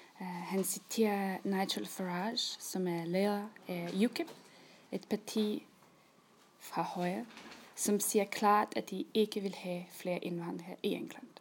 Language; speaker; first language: Danish; non-native, learner; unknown